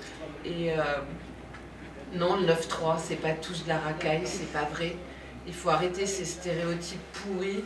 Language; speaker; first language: French; native; French